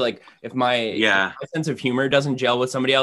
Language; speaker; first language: English; native; English